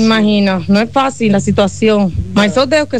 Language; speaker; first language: Portuguese; non-native, learner; Spanish